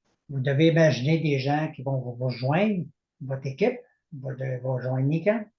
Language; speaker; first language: French; native; French